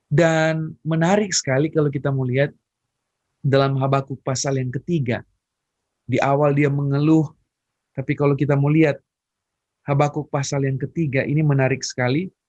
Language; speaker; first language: Indonesian; native; Indonesian